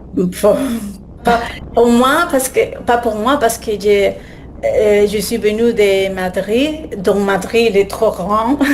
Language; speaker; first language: French; non-native, learner; Spanish